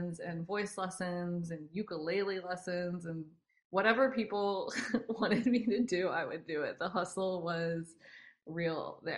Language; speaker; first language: English; native; English